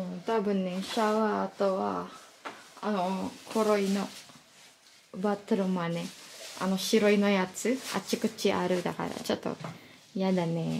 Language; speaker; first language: Japanese; non-native, learner; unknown